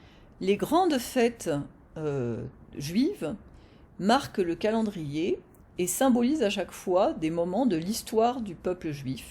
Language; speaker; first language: French; native; French